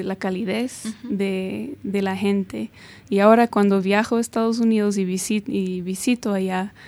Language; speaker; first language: Spanish; non-native, fluent; English